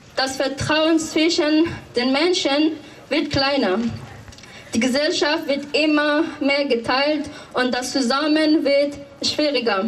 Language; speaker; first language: German; non-native, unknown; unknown